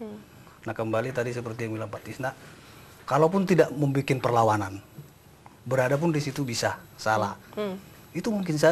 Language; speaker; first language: Indonesian; native; Indonesian